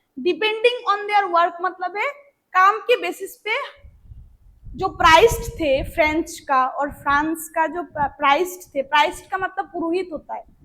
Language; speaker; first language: Hindi; non-native, local second language; Bangla